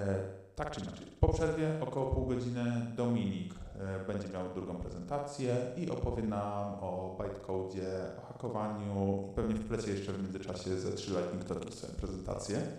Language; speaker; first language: Polish; native; Polish